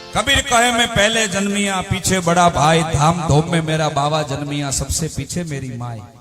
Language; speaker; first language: Gujarati; non-native, local second language; Rajasthani